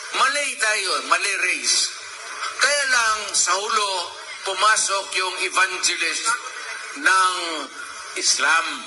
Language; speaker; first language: Filipino; non-native, local second language; Cebuano